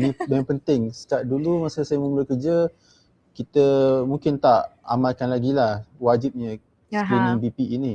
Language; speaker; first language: Malay; native; Malay